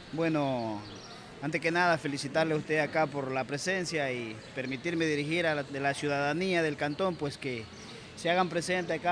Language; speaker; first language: Spanish; native; Spanish